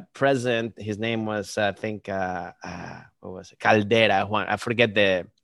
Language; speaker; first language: English; early bilingual, other home language; Spanish